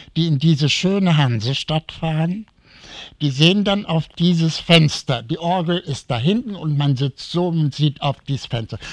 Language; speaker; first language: German; native; German